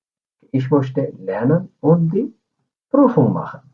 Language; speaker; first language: German; non-native, fluent; Urdu